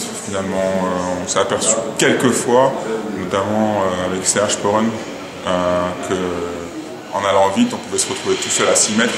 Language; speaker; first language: French; native; French